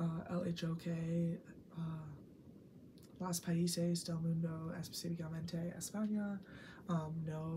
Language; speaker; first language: Spanish; non-native, learner; English